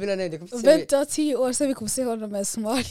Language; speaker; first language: Swedish; early bilingual, other home language; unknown